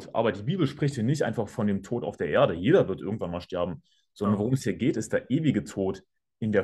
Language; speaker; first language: German; native; German